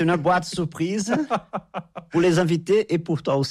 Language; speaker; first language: French; non-native, fluent; Portuguese